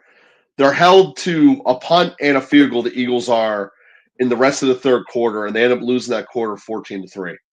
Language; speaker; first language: English; native; English